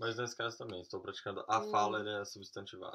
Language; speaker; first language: Portuguese; native; Portuguese